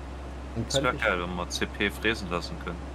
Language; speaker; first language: German; native; German